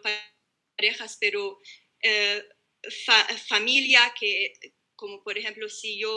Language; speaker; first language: Spanish; non-native, learner; Arabic